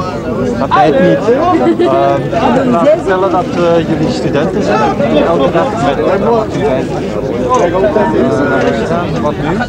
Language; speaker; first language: Dutch; non-native, local second language; French